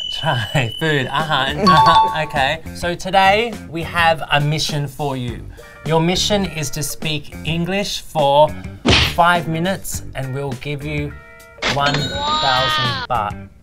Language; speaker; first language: English; native; English